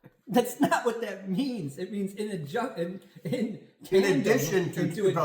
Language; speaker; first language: English; native; English